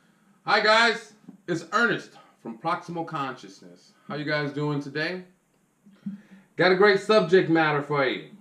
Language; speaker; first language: English; native; English